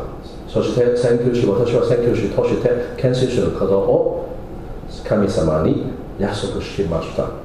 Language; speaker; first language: Japanese; non-native, fluent; English